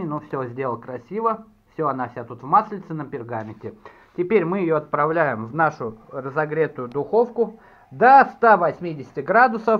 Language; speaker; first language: Russian; native; Russian